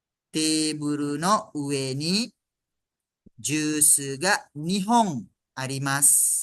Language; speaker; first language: Japanese; non-native, fluent; Malay